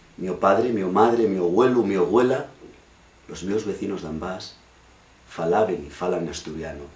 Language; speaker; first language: Asturian; native; Asturian